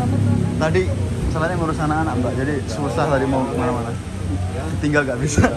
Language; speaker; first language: Indonesian; native; Indonesian